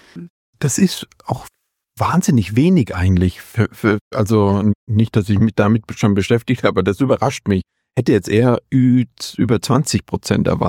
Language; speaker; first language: German; native; German